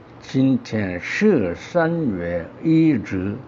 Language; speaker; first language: Chinese; non-native, fluent; Korean